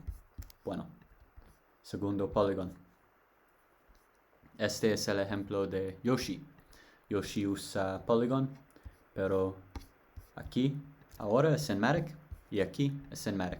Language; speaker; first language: Spanish; non-native, learner; English